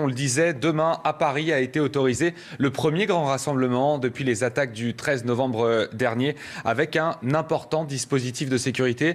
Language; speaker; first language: French; native; French